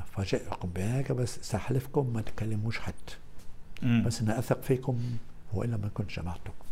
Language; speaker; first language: Arabic; non-native, fluent; German